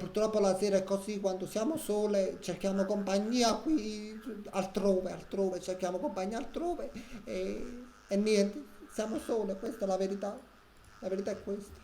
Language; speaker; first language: Italian; native; Italian